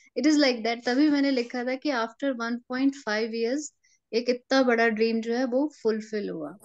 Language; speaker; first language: Hindi; native; Hindi